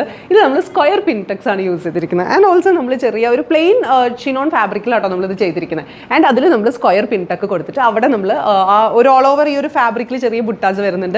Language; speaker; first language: Malayalam; native; Malayalam